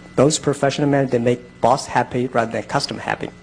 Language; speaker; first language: English; non-native, fluent; Chinese